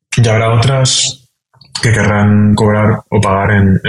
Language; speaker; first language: Spanish; native; Spanish